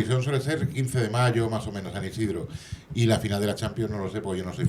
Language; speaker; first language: Spanish; native; Spanish